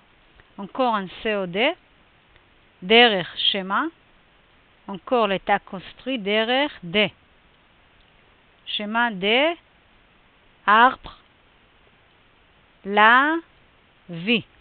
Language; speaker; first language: French; non-native, fluent; Hebrew